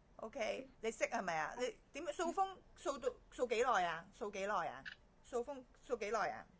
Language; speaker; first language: Cantonese; native; Cantonese